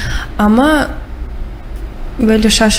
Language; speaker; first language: Turkish; non-native, learner; Russian